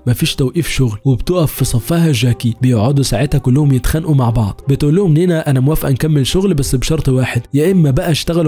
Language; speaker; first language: Arabic; native; Arabic